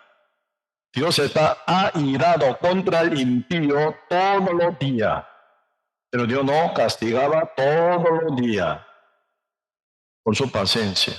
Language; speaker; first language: Spanish; non-native, learner; Korean